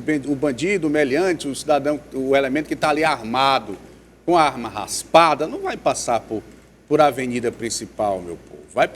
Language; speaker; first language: Portuguese; native; Portuguese